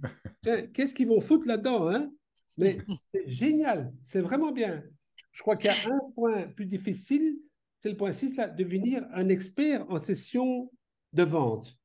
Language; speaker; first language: French; native; French